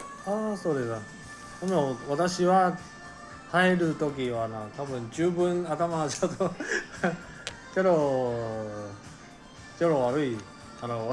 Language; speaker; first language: Japanese; non-native, learner; Chinese